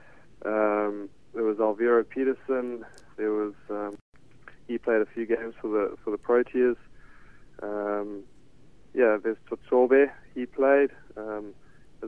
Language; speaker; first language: English; native; English